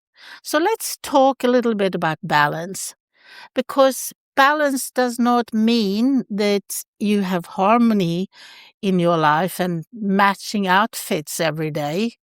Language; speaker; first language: English; non-native, fluent; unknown